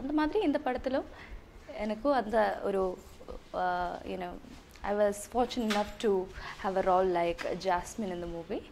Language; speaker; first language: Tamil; non-native, learner; English